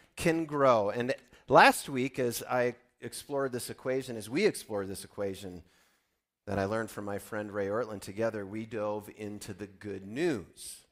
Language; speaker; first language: English; native; English